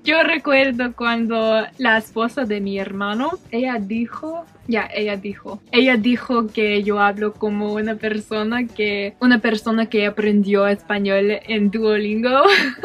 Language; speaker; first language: Spanish; non-native, learner; English